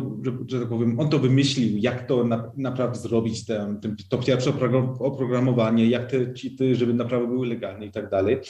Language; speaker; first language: Polish; early bilingual, heritage; Polish